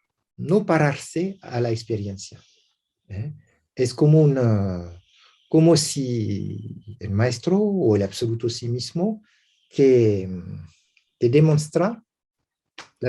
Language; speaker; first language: Spanish; non-native, learner; French